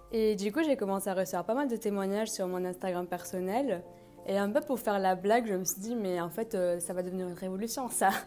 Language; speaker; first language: French; non-native, fluent; Spanish